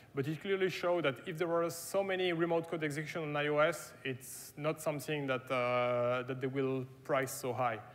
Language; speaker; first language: English; non-native, fluent; German